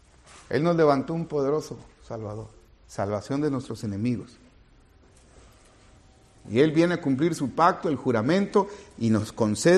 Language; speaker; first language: Spanish; native; Spanish